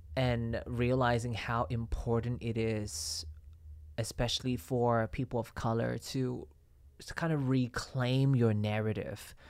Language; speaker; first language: English; non-native, local second language; Cantonese